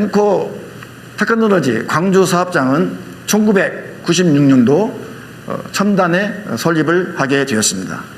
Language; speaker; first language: Korean; native; Korean